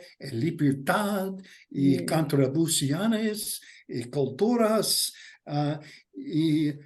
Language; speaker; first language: Spanish; non-native, learner; English